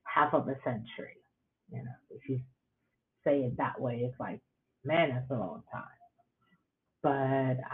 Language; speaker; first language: English; non-native, fluent; Spanish